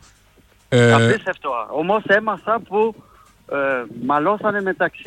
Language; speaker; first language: Greek; non-native, fluent; French